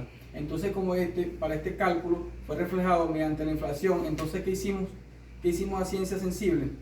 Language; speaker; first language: Spanish; native; Spanish